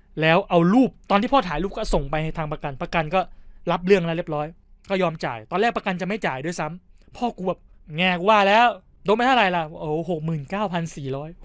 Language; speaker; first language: Thai; native; Thai